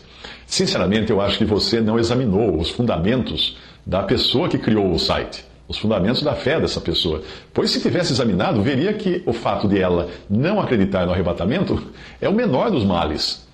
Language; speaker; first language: Portuguese; native; Portuguese